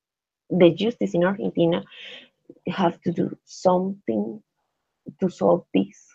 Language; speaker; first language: English; non-native, learner; Spanish